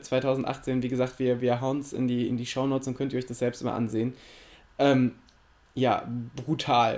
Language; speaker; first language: German; native; German